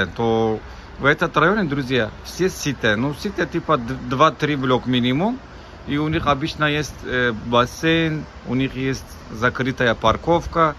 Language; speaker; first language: Russian; non-native, learner; Turkish